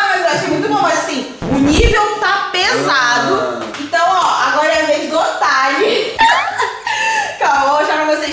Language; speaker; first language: Portuguese; native; Portuguese